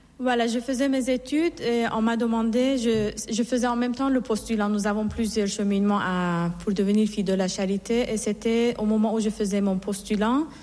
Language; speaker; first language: French; non-native, fluent; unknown